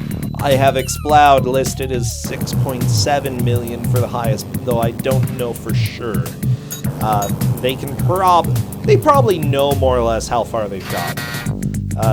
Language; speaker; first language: English; native; English